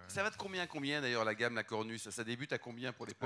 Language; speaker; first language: French; native; French